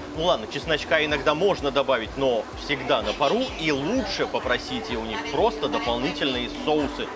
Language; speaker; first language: Russian; native; Russian